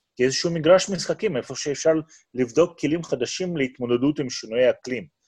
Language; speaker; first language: Hebrew; non-native, fluent; Russian